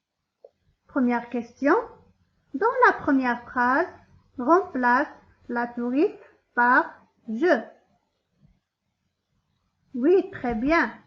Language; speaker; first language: French; non-native, local second language; Arabic